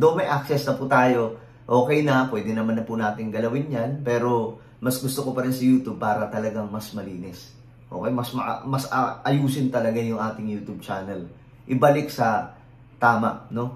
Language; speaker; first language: Filipino; native; Filipino